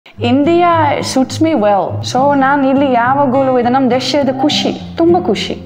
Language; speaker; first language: Kannada; non-native, learner; Dutch